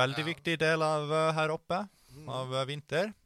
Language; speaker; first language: Norwegian; non-native, fluent; Finnish